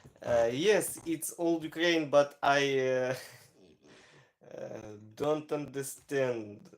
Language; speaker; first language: English; non-native, learner; Ukrainian